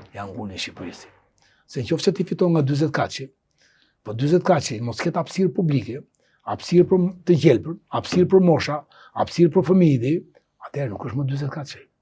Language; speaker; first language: Albanian; native; Albanian